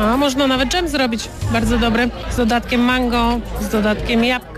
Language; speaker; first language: Polish; native; Polish